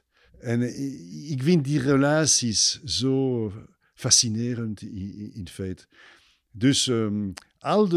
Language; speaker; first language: Dutch; non-native, fluent; French